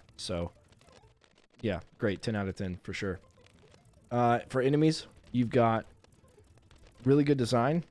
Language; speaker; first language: English; native; English